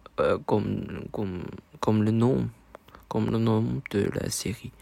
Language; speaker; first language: French; non-native, learner; Chinese